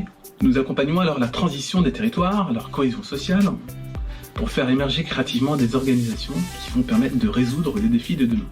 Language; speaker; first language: French; native; French